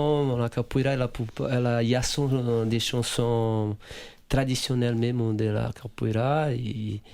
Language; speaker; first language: French; non-native, fluent; Portuguese